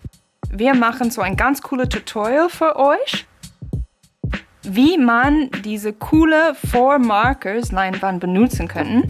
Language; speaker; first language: German; non-native, fluent; English